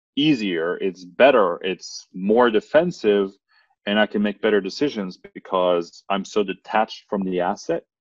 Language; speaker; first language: English; non-native, fluent; Norwegian